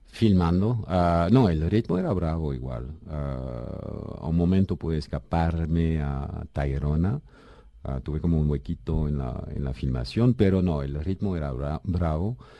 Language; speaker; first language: Spanish; non-native, fluent; French